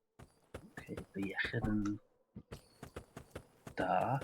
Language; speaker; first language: Welsh; non-native, learner; English